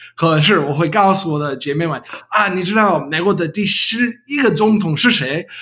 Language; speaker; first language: Chinese; non-native, learner; English